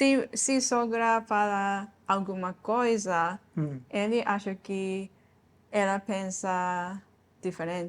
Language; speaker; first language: Portuguese; non-native, learner; Japanese